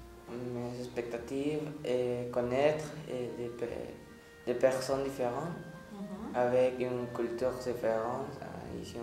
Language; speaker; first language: French; non-native, learner; Spanish